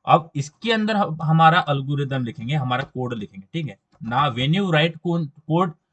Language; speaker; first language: Hindi; non-native, local second language; Marathi